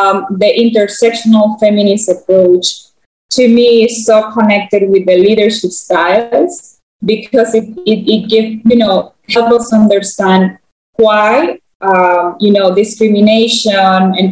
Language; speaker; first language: English; non-native, fluent; Spanish